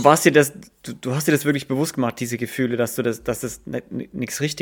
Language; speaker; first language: German; native; German